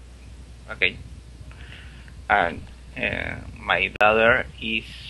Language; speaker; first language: English; non-native, learner; Spanish